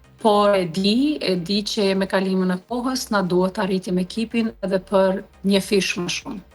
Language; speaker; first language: Albanian; native; Albanian